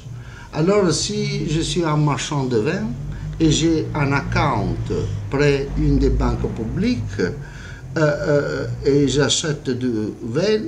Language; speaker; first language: French; non-native, fluent; Italian